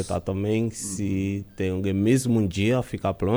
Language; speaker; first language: Portuguese; non-native, fluent; Haitian Creole